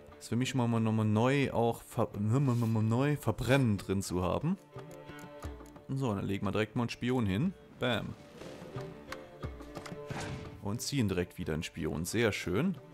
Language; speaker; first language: German; native; German